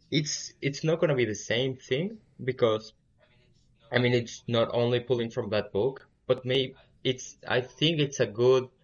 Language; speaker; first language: English; early bilingual, other home language; Spanish